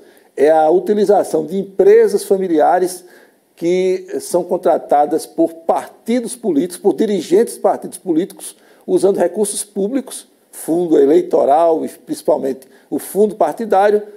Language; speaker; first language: Portuguese; native; Portuguese